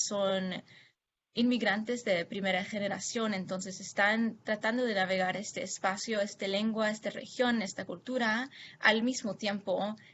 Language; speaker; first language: Spanish; non-native, fluent; English